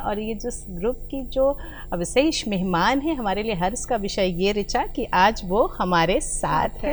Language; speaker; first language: Hindi; native; Hindi